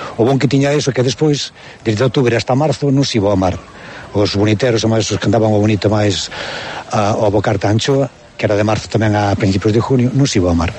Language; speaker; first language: Galician; native; Galician